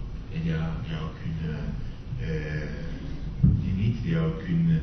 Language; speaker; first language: French; non-native, fluent; Italian